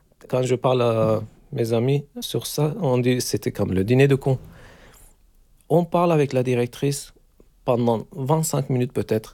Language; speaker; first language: French; non-native, learner; Turkish